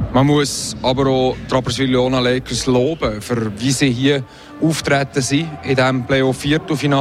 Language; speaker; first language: German; native; German